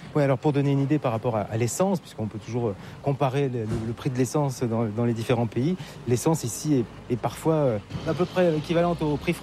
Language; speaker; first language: French; native; French